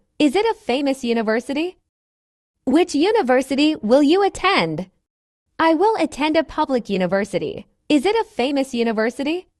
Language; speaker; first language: English; non-native, fluent; Burmese